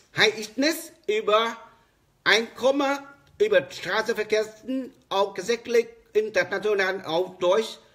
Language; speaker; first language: German; non-native, learner; Vietnamese